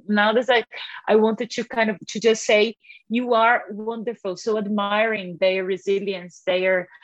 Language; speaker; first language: English; non-native, fluent; Portuguese